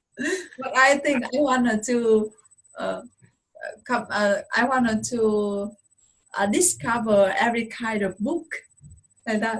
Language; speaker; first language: English; non-native, fluent; Vietnamese